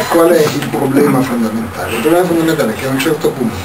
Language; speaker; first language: Italian; native; Italian